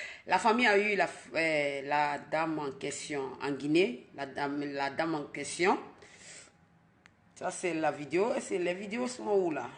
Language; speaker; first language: French; non-native, local second language; Dyula